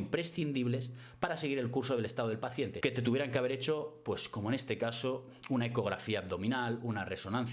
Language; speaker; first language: Spanish; native; Spanish